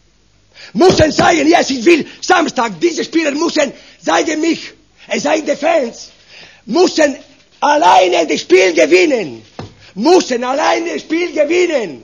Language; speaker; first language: German; non-native, learner; Italian